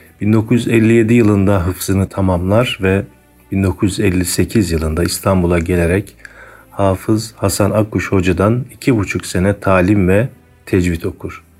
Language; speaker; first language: Turkish; native; Turkish